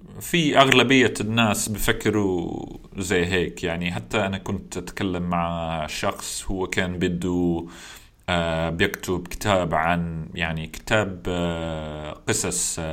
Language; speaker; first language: Arabic; non-native, fluent; English